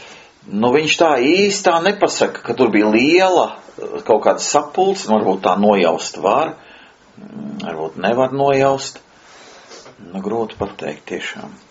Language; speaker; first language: Latvian; native; Latvian